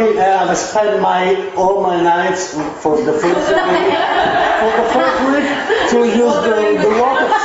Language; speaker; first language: English; non-native, learner; Italian